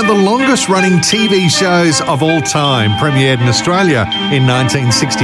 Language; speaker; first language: English; native; English